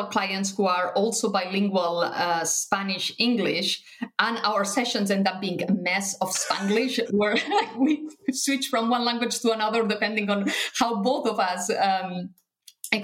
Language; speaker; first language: English; non-native, fluent; Catalan